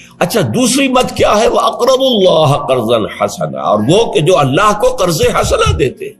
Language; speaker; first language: Urdu; native; Urdu